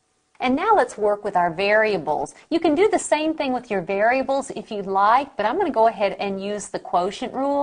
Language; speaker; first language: English; native; English